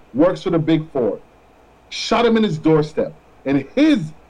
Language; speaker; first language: English; non-native, local second language; Jamaican Creole English